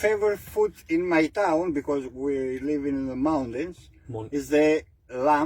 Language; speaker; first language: English; non-native, learner; Greek